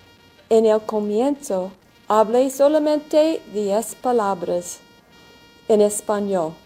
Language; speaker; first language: Spanish; non-native, learner; English